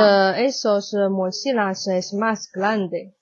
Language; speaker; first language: Spanish; non-native, learner; Chinese